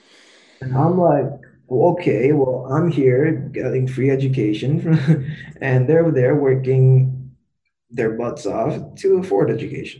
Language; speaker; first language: English; native; English